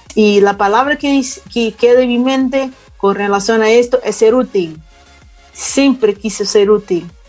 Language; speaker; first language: Spanish; non-native, learner; Portuguese